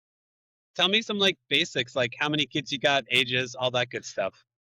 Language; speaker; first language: English; native; English